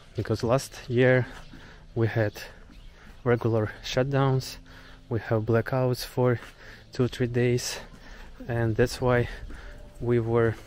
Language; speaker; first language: English; non-native, fluent; Ukrainian